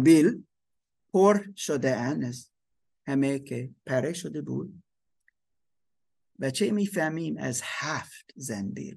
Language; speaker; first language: Persian; non-native, learner; German